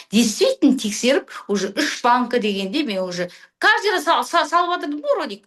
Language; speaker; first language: Russian; non-native, local second language; Kazakh